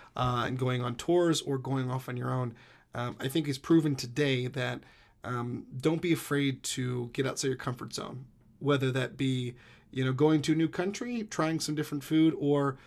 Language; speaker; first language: English; native; English